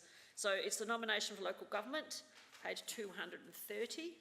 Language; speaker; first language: English; native; English